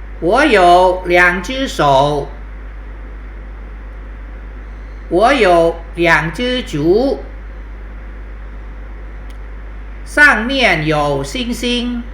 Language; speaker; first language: Chinese; non-native, fluent; Thai